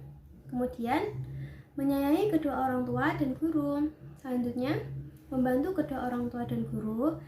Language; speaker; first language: Indonesian; native; Indonesian